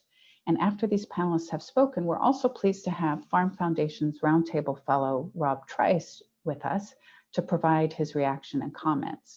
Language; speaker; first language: English; native; English